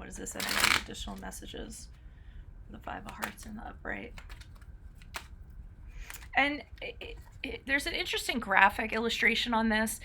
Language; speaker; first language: English; native; English